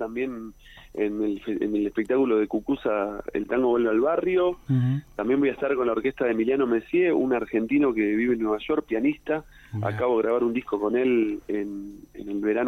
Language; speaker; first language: Spanish; native; Spanish